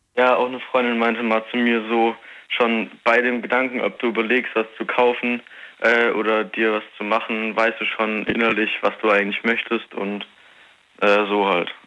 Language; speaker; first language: German; native; German